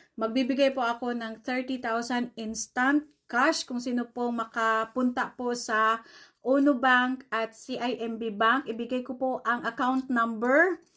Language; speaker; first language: Filipino; non-native, local second language; Cebuano